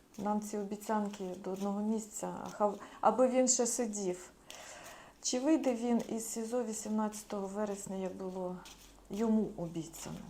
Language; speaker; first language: Ukrainian; non-native, local second language; Russian